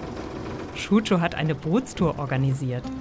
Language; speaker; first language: German; native; German